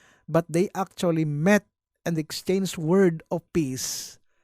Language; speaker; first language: English; non-native, local second language; Filipino